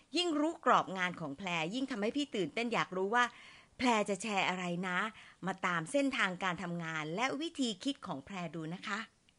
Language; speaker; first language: Thai; native; Thai